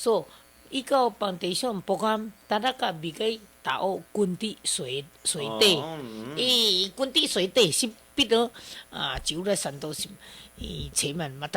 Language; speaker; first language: Filipino; non-native, learner; Chinese